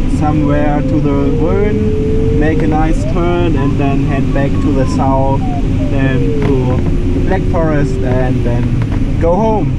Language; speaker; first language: English; non-native, fluent; German